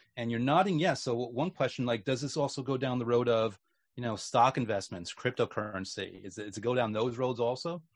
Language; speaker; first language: English; native; English